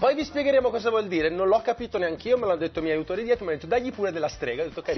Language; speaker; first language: Italian; native; Italian